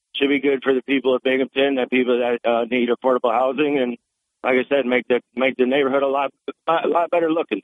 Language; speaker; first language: English; native; English